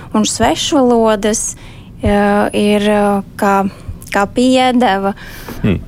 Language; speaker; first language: Latvian; native; Latvian